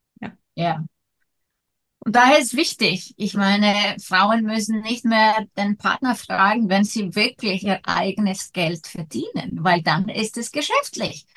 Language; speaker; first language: German; non-native, fluent; Icelandic